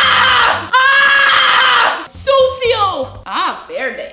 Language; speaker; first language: Spanish; non-native, learner; English